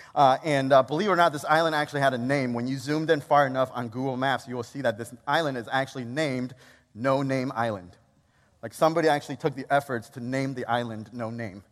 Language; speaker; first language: English; native; English